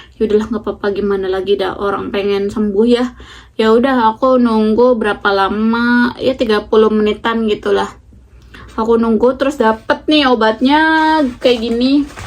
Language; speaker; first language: Indonesian; native; Indonesian